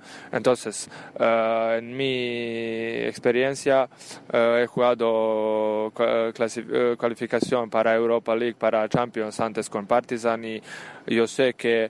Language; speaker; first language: Spanish; non-native, learner; Serbian